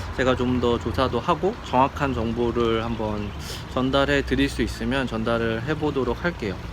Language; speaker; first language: Korean; native; Korean